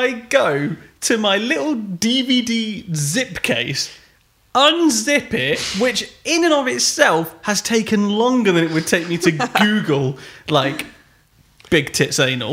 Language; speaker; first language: English; native; English